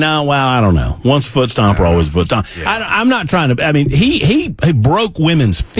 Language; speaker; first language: English; native; English